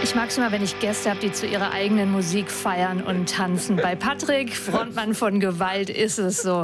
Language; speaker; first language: German; native; German